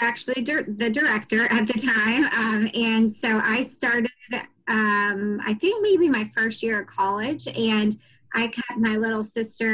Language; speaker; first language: English; native; English